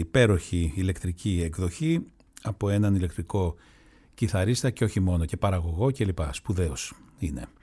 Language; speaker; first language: Greek; native; Greek